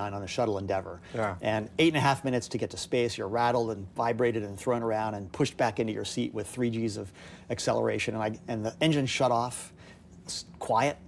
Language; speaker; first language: English; native; English